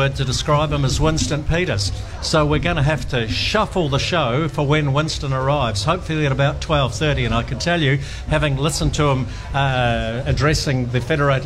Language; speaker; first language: English; native; English